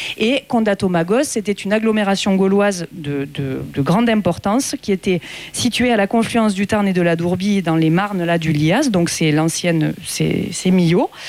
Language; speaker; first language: French; native; French